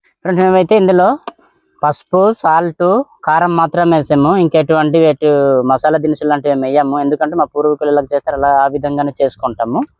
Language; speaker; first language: Telugu; non-native, local second language; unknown